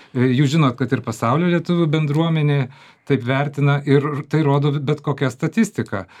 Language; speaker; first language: Lithuanian; native; Lithuanian